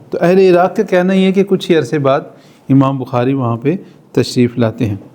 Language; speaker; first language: Urdu; native; Urdu